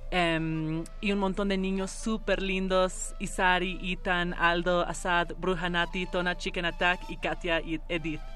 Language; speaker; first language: Spanish; early bilingual, heritage; Spanish